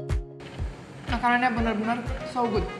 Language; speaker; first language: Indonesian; non-native, fluent; Romanian